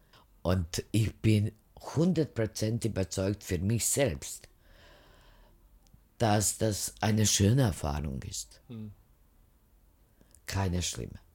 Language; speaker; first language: German; non-native, fluent; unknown